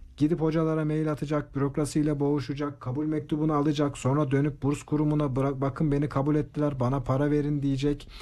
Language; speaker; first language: Turkish; native; Turkish